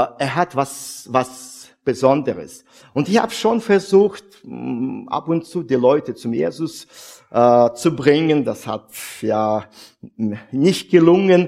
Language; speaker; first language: German; non-native, fluent; Russian